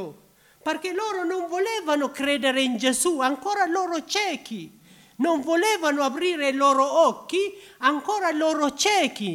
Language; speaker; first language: Italian; non-native, learner; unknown